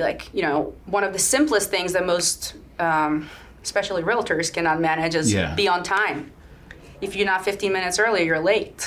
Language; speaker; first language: English; non-native, fluent; Swedish